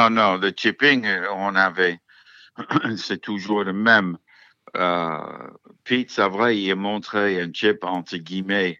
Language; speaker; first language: French; non-native, fluent; English